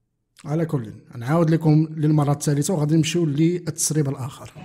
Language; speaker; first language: Arabic; native; Arabic